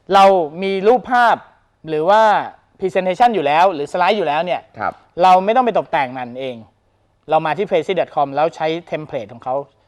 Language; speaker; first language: Thai; native; Thai